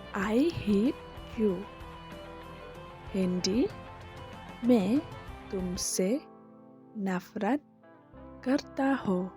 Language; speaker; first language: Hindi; non-native, local second language; Khasi